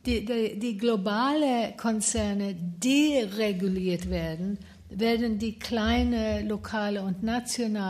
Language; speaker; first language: German; non-native, fluent; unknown